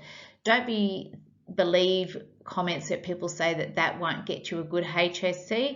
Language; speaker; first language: English; native; English